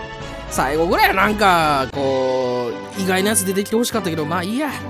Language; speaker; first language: Japanese; native; Japanese